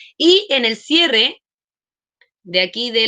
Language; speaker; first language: Spanish; native; Spanish